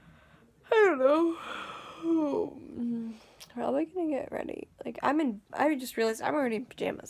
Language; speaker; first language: English; native; English